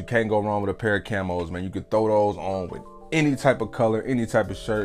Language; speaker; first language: English; native; English